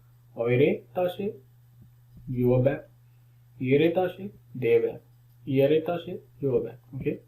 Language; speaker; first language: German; non-native, learner; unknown